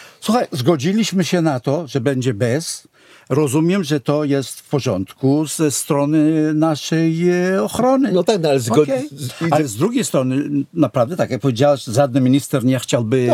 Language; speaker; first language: Polish; non-native, fluent; Hebrew